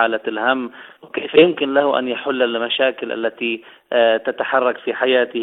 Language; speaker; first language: Arabic; native; Arabic